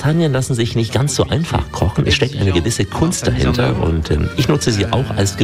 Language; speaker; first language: German; native; German